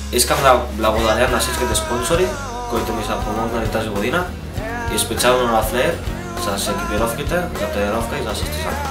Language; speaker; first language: Bulgarian; early bilingual, heritage; Bulgarian